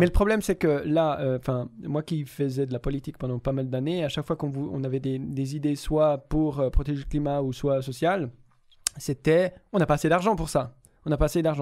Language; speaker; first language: French; native; French